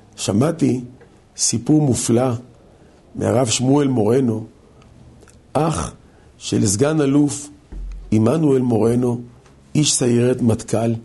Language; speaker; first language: Hebrew; native; Hebrew